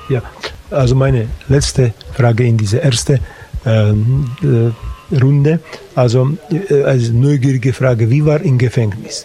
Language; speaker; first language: German; non-native, fluent; Slovak